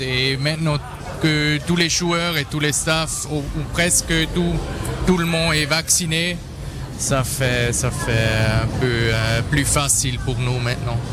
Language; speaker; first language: French; non-native, local second language; German